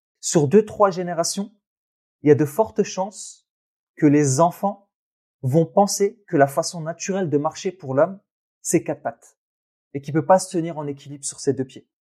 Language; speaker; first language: French; early bilingual, other home language; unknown